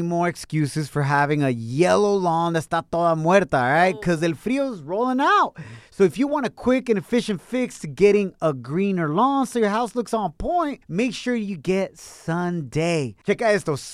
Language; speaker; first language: English; non-native, fluent; Spanish